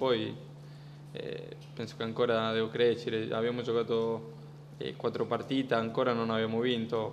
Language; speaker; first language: Italian; non-native, fluent; Spanish